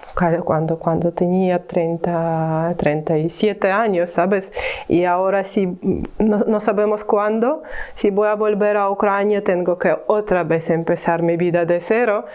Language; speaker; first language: Spanish; non-native, learner; Ukrainian